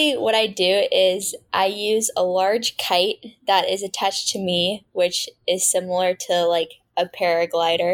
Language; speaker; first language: English; native; English